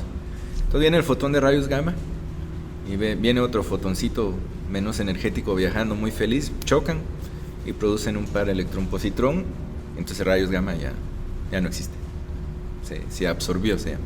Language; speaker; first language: Spanish; native; Spanish